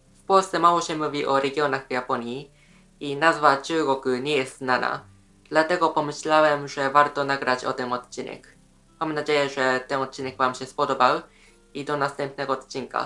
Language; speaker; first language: Polish; non-native, fluent; Japanese